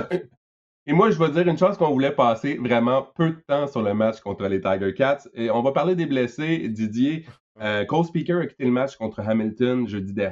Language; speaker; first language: French; native; French